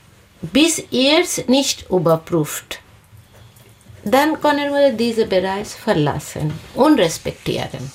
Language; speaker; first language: German; non-native, learner; Bangla